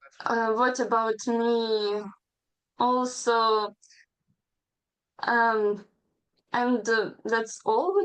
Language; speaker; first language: English; non-native, learner; Ukrainian